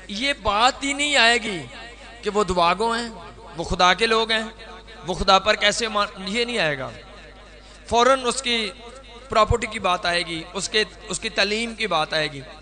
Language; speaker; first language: Urdu; non-native, local second language; Punjabi